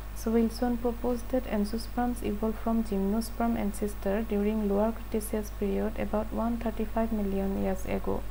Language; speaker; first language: English; non-native, local second language; Assamese